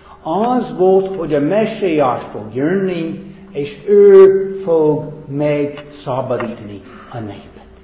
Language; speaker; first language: Hungarian; non-native, fluent; English